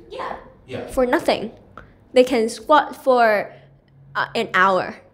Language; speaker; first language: English; non-native, local second language; Cantonese